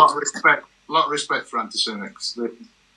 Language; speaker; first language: English; native; English